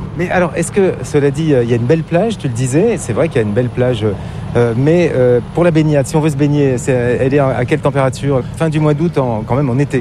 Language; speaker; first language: French; native; French